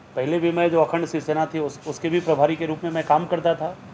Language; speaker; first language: Hindi; native; Hindi